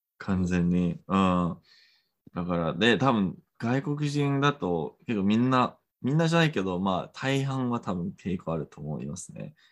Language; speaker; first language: Japanese; non-native, fluent; Romanian